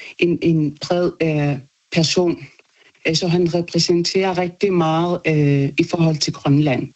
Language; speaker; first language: Danish; non-native, local second language; Kalaallisut